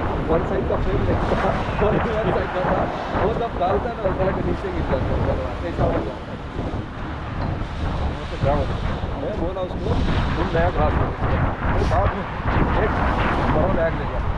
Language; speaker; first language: Hindi; non-native, learner; Nepali